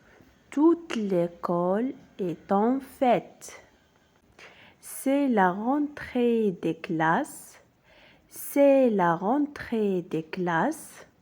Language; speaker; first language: French; non-native, local second language; Arabic